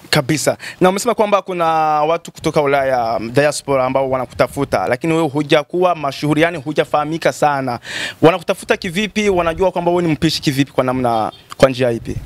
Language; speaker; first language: Swahili; non-native, local second language; Rundi